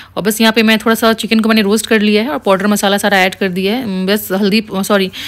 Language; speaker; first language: Hindi; native; Hindi